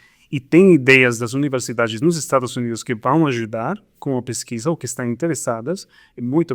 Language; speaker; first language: Portuguese; non-native, fluent; Spanish